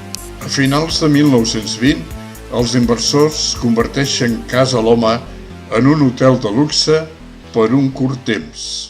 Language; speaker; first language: Catalan; native; Catalan